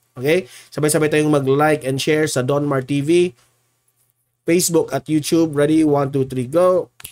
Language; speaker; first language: Filipino; native; Filipino